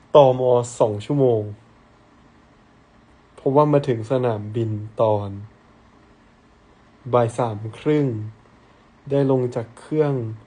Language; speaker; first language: Thai; native; Thai